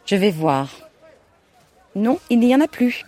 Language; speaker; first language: French; native; French